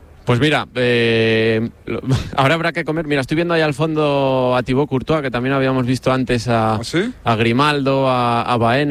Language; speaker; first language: Spanish; native; Spanish